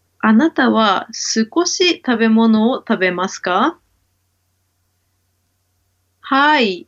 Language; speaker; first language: Japanese; non-native, learner; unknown